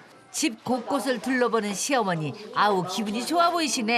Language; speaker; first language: Korean; native; Korean